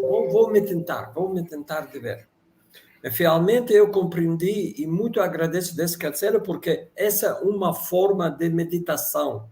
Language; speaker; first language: Portuguese; non-native, fluent; Russian